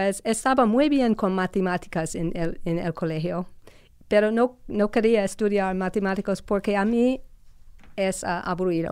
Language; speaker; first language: Spanish; non-native, fluent; English